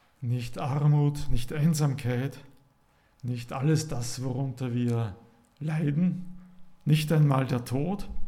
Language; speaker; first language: German; native; German